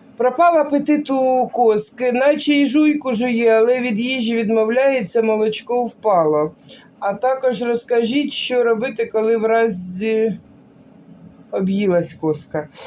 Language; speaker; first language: Ukrainian; non-native, local second language; Russian